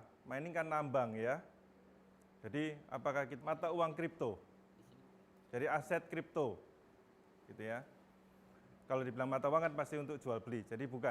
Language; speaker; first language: Indonesian; native; Indonesian